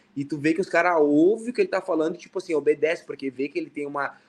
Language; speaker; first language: Portuguese; native; Portuguese